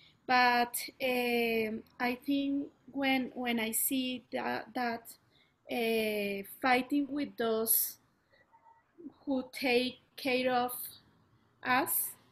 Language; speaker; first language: English; non-native, learner; Spanish